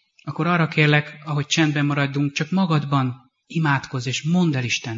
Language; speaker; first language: Hungarian; native; Hungarian